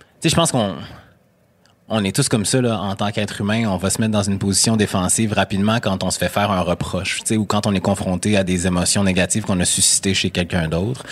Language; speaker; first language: French; native; French